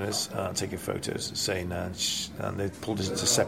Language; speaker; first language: English; native; English